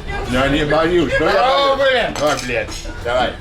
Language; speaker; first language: Russian; non-native, learner; English